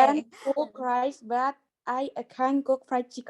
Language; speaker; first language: English; non-native, learner; Indonesian